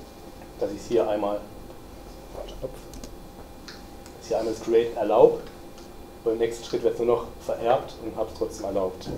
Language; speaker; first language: German; native; German